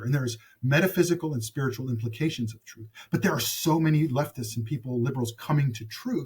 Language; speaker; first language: English; native; English